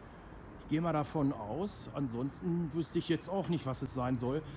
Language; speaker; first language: German; native; German